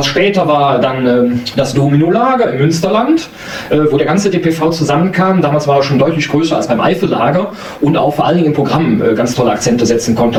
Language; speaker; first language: German; native; German